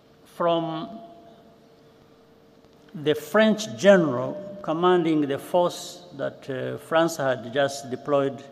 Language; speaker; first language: English; non-native, local second language; Kinyarwanda